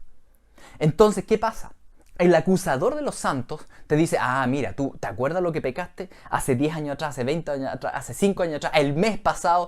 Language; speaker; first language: Spanish; native; Spanish